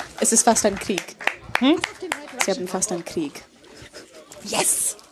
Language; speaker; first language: German; non-native, learner; English